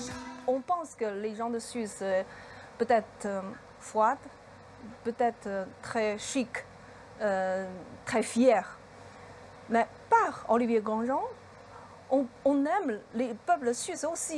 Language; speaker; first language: French; non-native, learner; Chinese